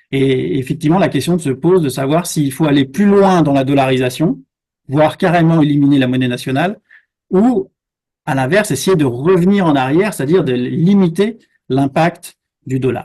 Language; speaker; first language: French; native; French